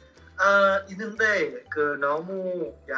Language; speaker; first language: Korean; non-native, learner; Vietnamese